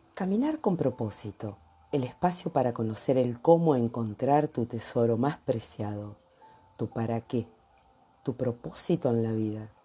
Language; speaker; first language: Spanish; native; Spanish